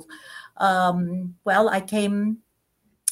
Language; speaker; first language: English; non-native, fluent; Turkish